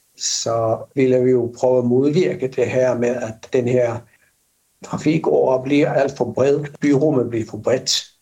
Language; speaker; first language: Danish; non-native, fluent; Finnish